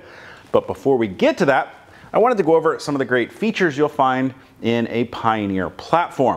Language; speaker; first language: English; native; English